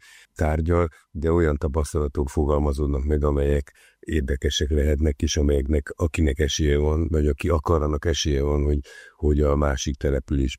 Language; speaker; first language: Hungarian; native; Hungarian